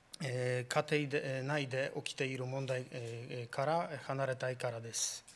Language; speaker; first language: Japanese; non-native, fluent; Polish